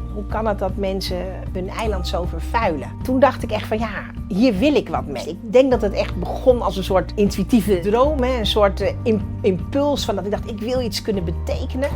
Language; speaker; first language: Dutch; early bilingual, other home language; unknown